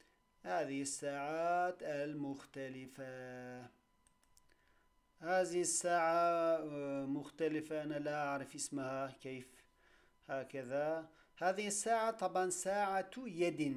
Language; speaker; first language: Arabic; non-native, fluent; Turkish